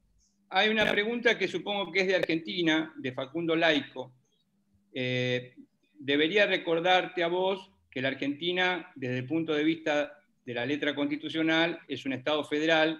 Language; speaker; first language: Spanish; native; Spanish